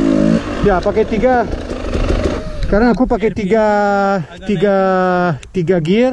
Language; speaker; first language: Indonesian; non-native, learner; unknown